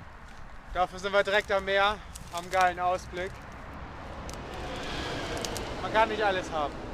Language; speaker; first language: German; native; German